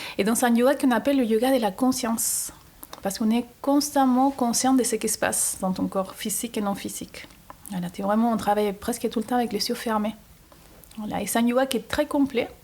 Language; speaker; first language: French; non-native, fluent; Spanish